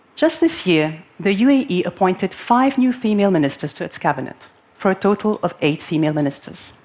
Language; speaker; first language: English; non-native, fluent; Arabic